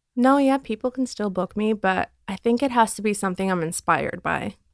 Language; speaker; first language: English; non-native, fluent; Armenian